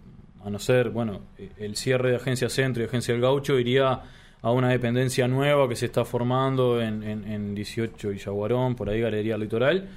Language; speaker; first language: Spanish; native; Spanish